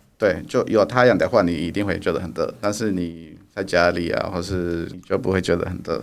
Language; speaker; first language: Chinese; non-native, fluent; Spanish